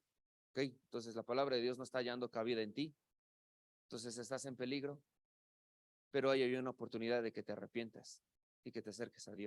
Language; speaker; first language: Spanish; native; Spanish